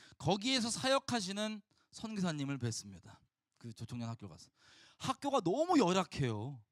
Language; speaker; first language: Korean; native; Korean